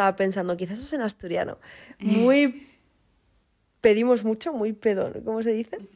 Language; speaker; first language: Spanish; native; Spanish